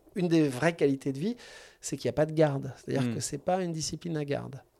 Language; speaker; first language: French; native; French